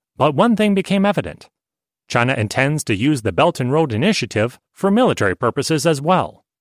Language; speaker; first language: English; non-native, fluent; Hungarian